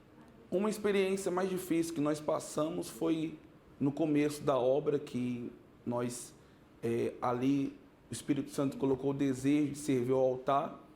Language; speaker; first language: Portuguese; native; Portuguese